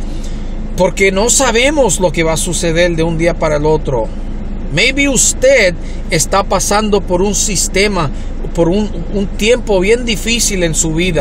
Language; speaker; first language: Spanish; early bilingual, heritage; Spanish